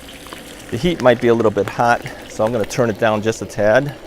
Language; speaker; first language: English; native; English